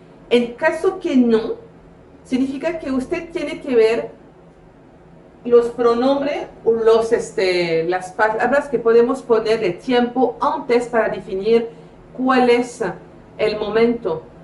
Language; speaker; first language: Spanish; non-native, fluent; French